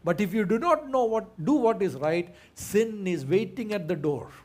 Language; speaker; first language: English; non-native, local second language; Malayalam